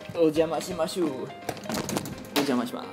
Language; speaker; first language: Japanese; non-native, fluent; English